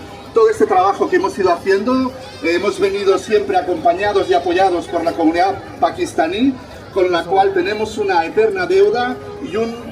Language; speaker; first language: Spanish; native; Spanish